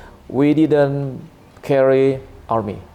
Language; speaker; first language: English; non-native, learner; Indonesian